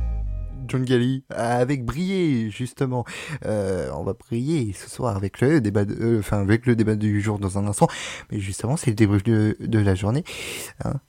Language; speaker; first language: French; native; French